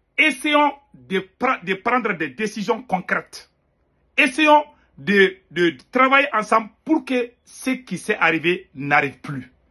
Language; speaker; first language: French; non-native, local second language; Bambara